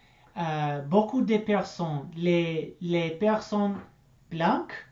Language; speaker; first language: French; non-native, learner; English